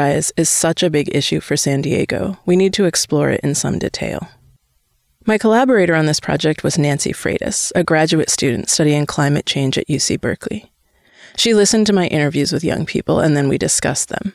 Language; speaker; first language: English; native; English